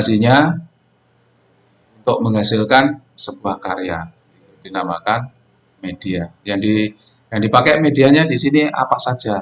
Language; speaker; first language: Indonesian; non-native, local second language; Javanese